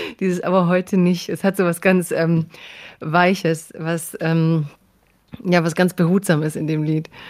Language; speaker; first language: German; early bilingual, other home language; Croatian